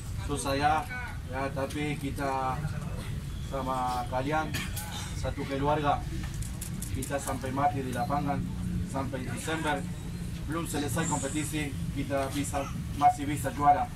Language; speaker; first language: Indonesian; non-native, learner; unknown